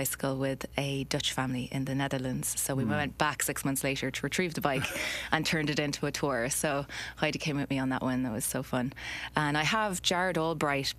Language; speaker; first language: English; native; English